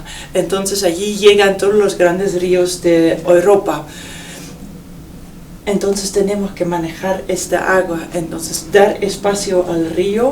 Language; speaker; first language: Spanish; non-native, fluent; Dutch